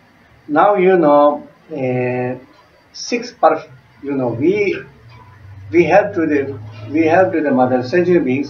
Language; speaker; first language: English; non-native, learner; Tibetan